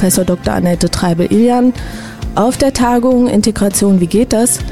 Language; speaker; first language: German; native; German